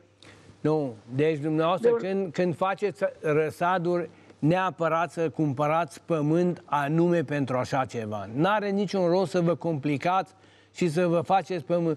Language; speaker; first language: Romanian; native; Romanian